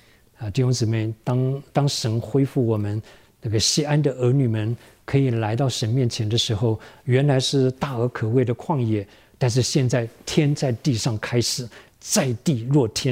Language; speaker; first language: Chinese; native; Chinese